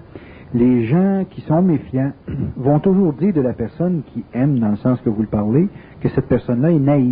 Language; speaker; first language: French; native; French